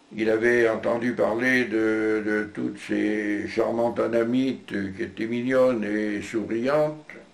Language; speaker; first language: French; native; French